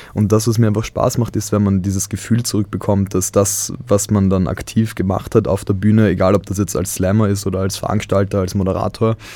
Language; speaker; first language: German; native; German